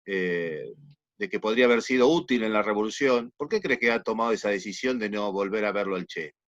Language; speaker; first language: Spanish; native; Spanish